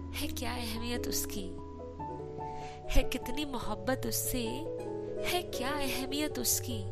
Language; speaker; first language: Hindi; native; Hindi